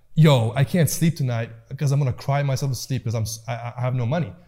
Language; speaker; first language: English; early bilingual, other home language; Persian